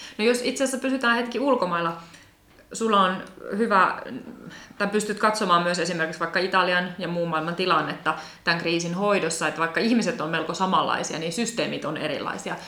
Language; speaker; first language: Finnish; native; Finnish